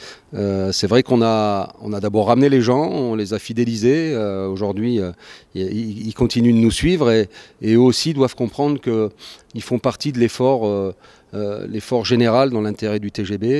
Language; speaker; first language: French; native; French